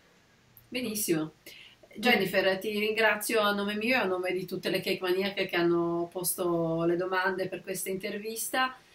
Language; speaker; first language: Italian; native; Italian